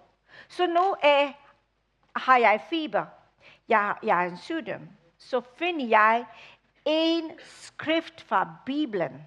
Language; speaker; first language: Danish; non-native, fluent; English